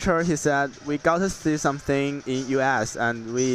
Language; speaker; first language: English; non-native, learner; Chinese